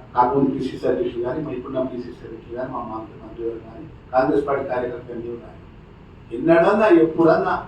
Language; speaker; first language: Telugu; native; Telugu